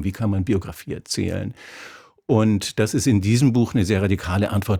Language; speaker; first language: German; native; German